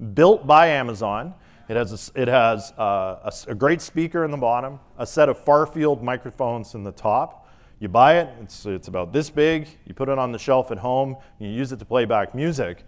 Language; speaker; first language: English; native; English